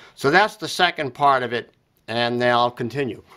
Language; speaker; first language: English; native; English